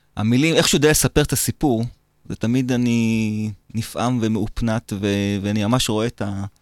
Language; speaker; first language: Hebrew; native; Hebrew